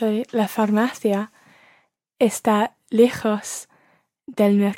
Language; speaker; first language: Spanish; non-native, learner; English